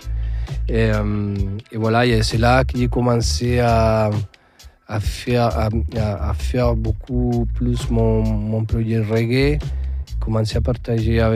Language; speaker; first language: French; non-native, fluent; Spanish